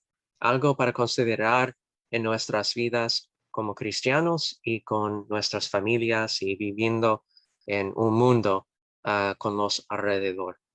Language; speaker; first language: Spanish; non-native, fluent; English